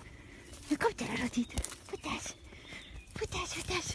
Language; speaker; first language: Hungarian; native; Hungarian